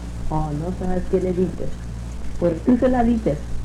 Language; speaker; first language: Spanish; early bilingual, heritage; Spanish